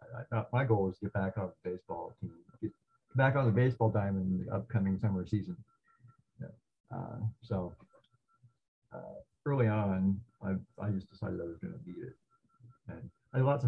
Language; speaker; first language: English; native; English